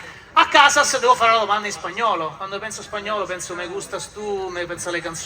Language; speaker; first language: Italian; native; Italian